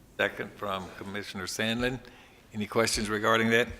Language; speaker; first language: English; native; English